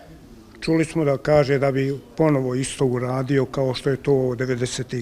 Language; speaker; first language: Bosnian; native; Bosnian